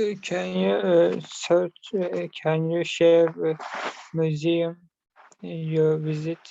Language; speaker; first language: English; non-native, learner; Turkish